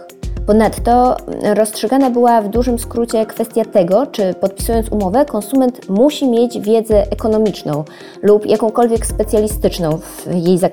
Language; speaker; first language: Polish; native; Polish